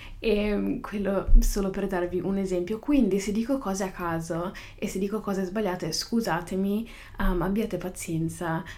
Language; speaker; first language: Italian; native; Italian